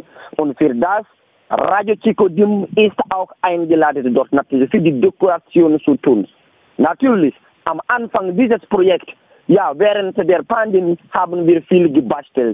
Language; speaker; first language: German; non-native, learner; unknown